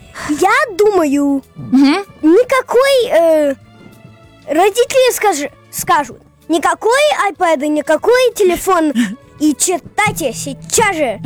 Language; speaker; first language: Russian; early bilingual, heritage; Russian